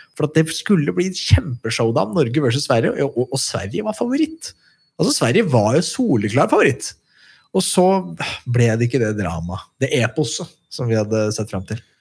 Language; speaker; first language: Norwegian; native; Norwegian